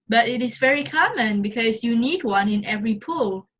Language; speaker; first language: English; non-native, fluent; Vietnamese